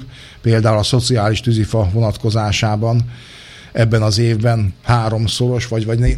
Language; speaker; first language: Hungarian; native; Hungarian